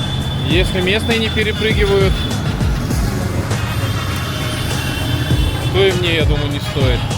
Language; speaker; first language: Russian; native; Russian